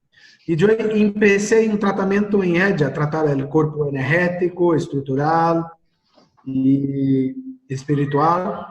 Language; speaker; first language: Spanish; non-native, learner; Portuguese